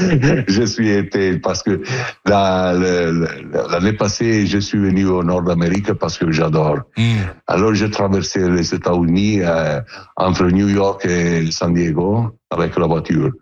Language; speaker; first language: French; non-native, learner; Italian